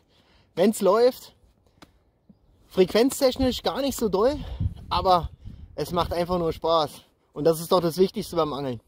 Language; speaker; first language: German; native; German